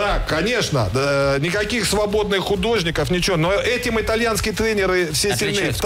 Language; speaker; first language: Russian; native; Russian